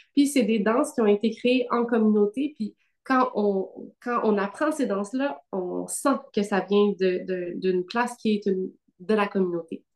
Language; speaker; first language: French; native; French